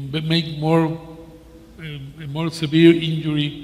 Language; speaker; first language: English; non-native, learner; Spanish